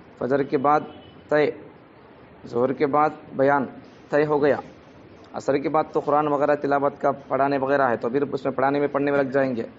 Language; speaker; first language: Urdu; native; Urdu